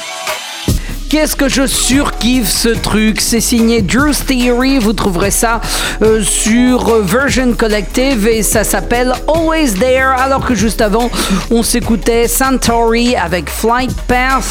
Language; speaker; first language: French; native; French